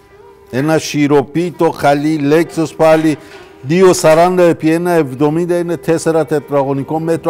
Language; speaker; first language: Greek; non-native, learner; Persian